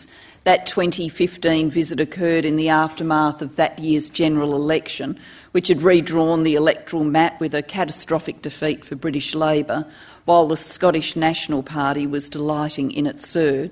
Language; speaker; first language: English; native; English